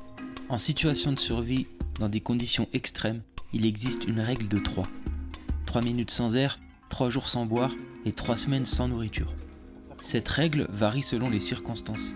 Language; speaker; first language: French; native; French